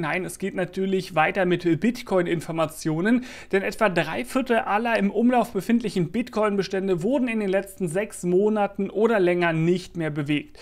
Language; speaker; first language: German; native; German